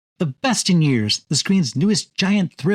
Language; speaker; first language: English; native; English